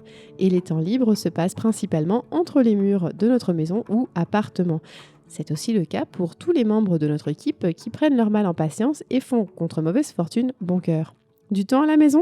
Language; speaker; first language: French; native; French